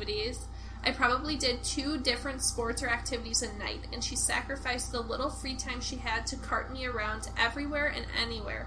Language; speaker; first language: English; native; English